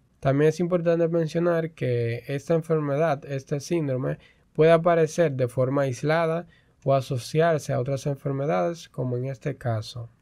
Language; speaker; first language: Spanish; native; Spanish